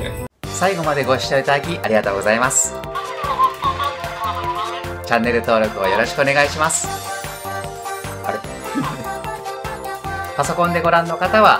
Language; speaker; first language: Japanese; native; Japanese